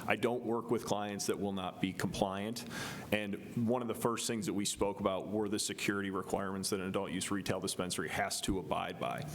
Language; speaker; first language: English; native; English